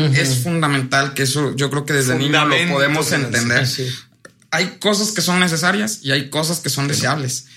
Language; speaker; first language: Spanish; native; Spanish